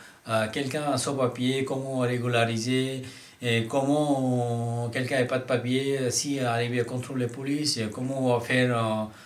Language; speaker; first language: French; non-native, learner; Bangla